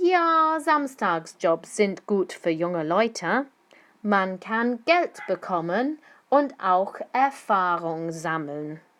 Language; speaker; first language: German; non-native, fluent; English